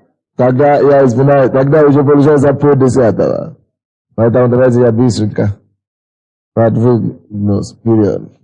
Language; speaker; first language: Russian; non-native, fluent; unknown